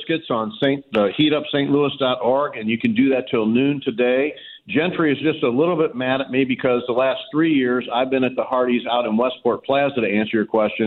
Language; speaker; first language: English; native; English